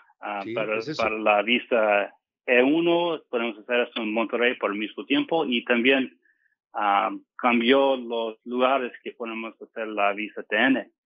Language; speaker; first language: Spanish; non-native, fluent; English